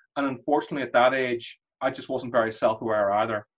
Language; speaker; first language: English; native; English